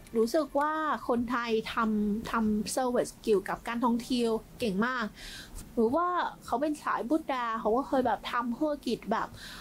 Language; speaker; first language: Thai; non-native, fluent; Vietnamese